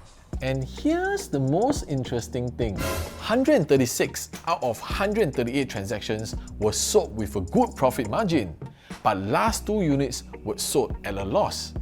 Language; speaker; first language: English; native; English